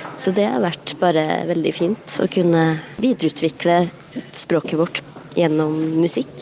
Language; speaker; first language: Norwegian; native; Norwegian